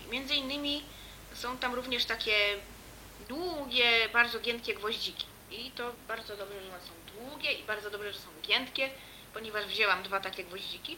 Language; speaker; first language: Polish; native; Polish